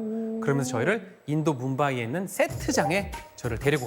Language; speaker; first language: Korean; native; Korean